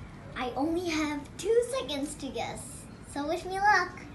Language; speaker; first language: English; non-native, local second language; Mizo